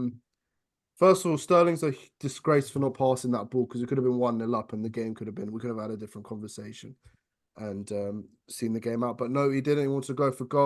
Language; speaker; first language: English; native; English